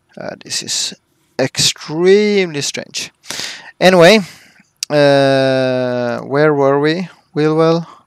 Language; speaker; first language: English; non-native, fluent; Swedish